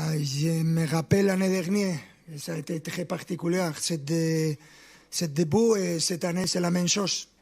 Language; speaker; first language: French; non-native, fluent; Spanish